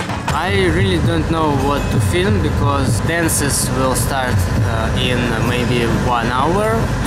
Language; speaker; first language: English; non-native, learner; Russian